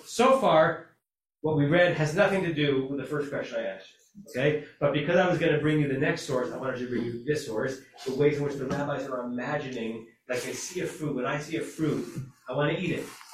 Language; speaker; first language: English; native; English